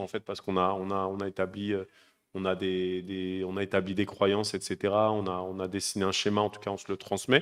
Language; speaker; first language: French; native; French